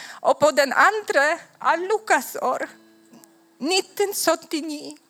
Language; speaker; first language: Swedish; non-native, learner; Polish